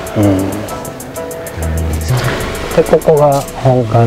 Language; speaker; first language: Japanese; native; Japanese